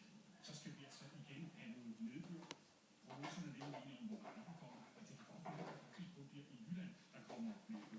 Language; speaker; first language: Danish; native; Danish